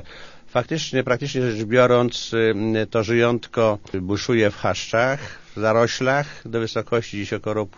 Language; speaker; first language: Polish; native; Polish